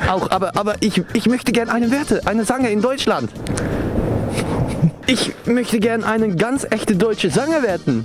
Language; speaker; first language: German; non-native, learner; Dutch